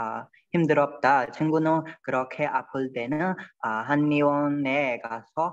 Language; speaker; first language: Korean; non-native, learner; Burmese